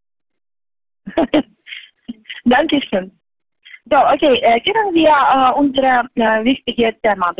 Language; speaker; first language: German; non-native, learner; Estonian